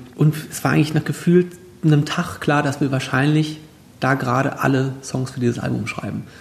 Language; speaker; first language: German; native; German